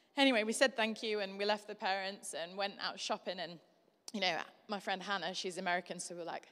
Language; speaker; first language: English; native; English